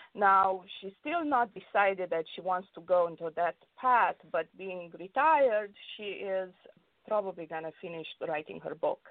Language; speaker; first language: English; non-native, fluent; Romanian